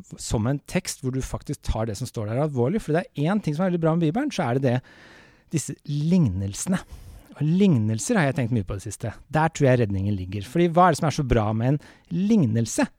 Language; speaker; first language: Norwegian; native; Norwegian